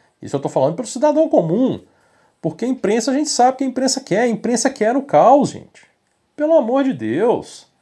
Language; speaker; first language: Portuguese; native; Portuguese